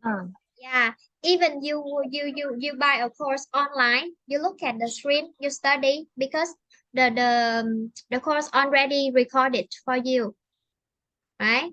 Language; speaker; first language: English; non-native, fluent; Vietnamese